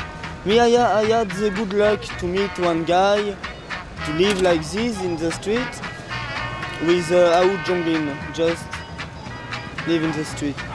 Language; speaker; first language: English; non-native, learner; French